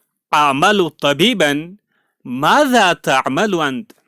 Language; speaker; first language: Arabic; non-native, fluent; Urdu